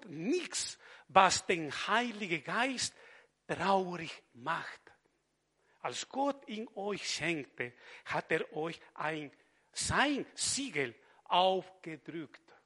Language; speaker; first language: German; non-native, fluent; Spanish